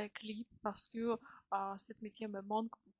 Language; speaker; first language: French; non-native, fluent; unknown